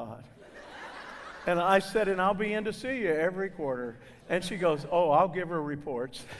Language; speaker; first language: English; native; English